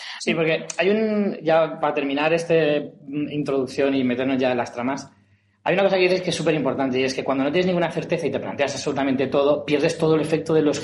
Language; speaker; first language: Spanish; native; Spanish